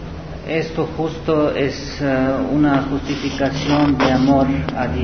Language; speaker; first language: Spanish; non-native, learner; Serbian